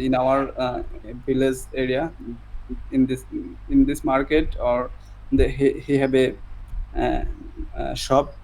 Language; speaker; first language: English; non-native, learner; Bangla